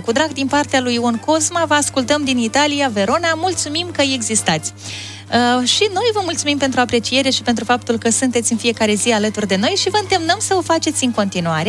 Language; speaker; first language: Romanian; native; Romanian